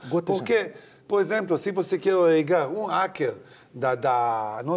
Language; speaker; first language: Portuguese; non-native, learner; Hebrew